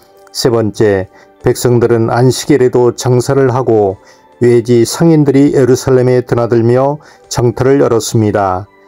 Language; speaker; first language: Korean; native; Korean